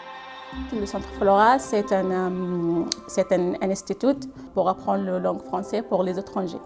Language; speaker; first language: French; non-native, learner; Arabic